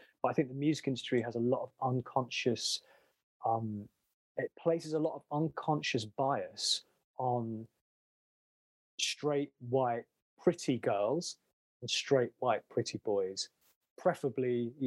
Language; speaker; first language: English; native; English